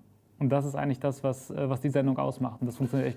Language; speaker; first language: German; native; German